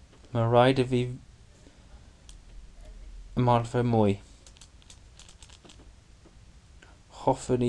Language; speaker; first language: Welsh; non-native, learner; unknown